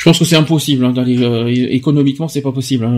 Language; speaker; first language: French; native; French